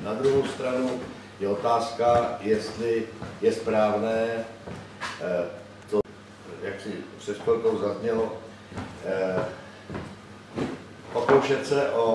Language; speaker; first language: Czech; native; Czech